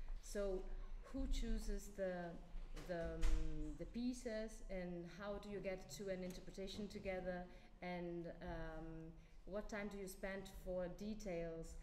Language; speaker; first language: English; non-native, fluent; Italian